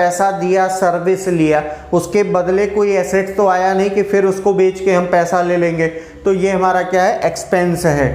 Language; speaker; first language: Hindi; native; Hindi